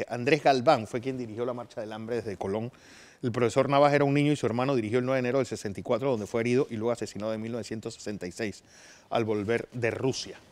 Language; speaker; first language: Spanish; native; Spanish